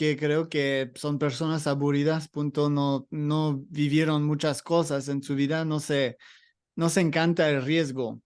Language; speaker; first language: Spanish; non-native, learner; English